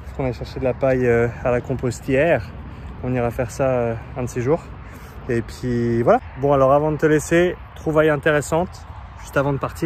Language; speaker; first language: French; native; French